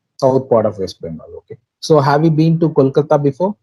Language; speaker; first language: English; non-native, local second language; Tamil